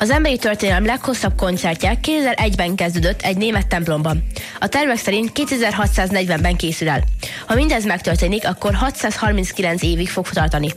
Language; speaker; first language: Hungarian; native; Hungarian